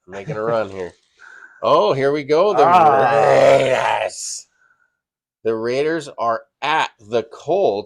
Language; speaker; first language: English; native; English